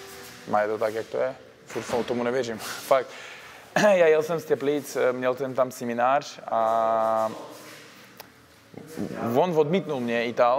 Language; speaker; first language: Czech; non-native, fluent; Uzbek